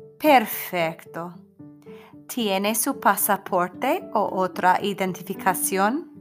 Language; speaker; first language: Spanish; non-native, fluent; English